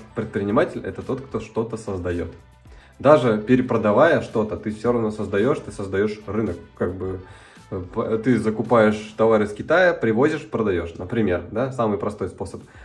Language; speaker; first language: Russian; native; Russian